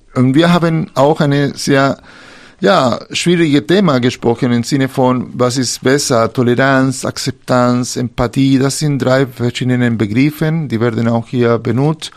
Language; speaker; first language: German; non-native, fluent; Spanish